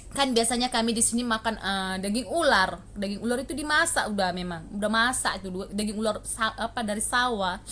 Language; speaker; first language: Indonesian; native; Indonesian